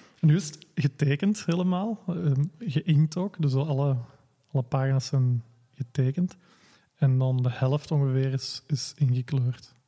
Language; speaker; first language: Dutch; native; Dutch